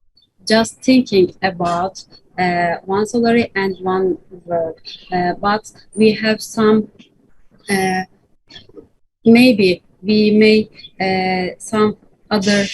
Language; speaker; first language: English; non-native, learner; Turkish